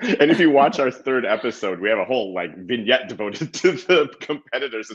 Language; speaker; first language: English; native; English